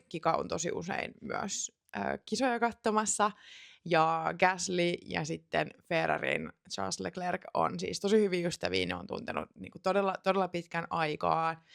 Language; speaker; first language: Finnish; native; Finnish